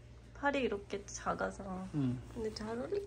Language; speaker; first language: Korean; non-native, learner; Turkish